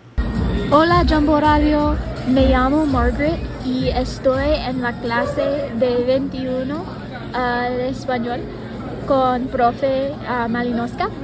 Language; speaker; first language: Spanish; non-native, learner; English